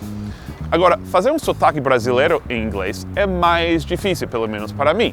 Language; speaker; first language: Portuguese; non-native, fluent; English